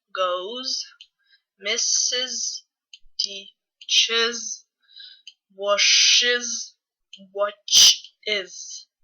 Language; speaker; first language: English; non-native, fluent; Lithuanian